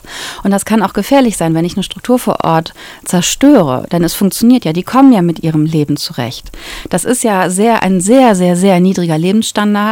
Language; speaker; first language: German; native; German